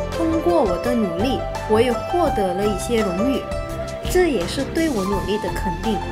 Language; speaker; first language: Chinese; non-native, fluent; Khmer